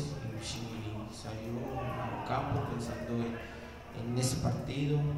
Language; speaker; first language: Portuguese; non-native, learner; Spanish